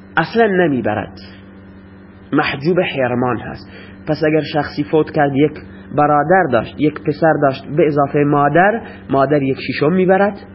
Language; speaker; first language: Persian; non-native, local second language; Baluchi